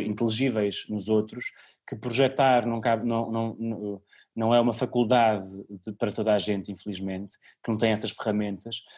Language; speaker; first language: Portuguese; native; Portuguese